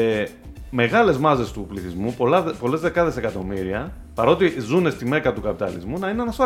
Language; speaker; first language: Greek; native; Greek